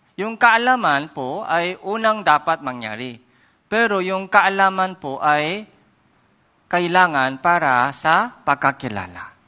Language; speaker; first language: Filipino; non-native, fluent; Korean